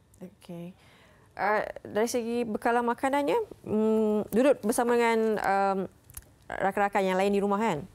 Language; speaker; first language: Malay; native; Malay